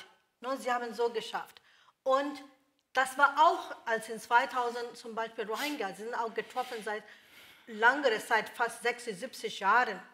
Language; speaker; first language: German; non-native, learner; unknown